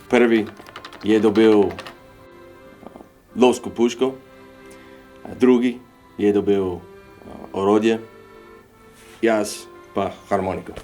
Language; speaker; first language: Slovenian; non-native, learner; English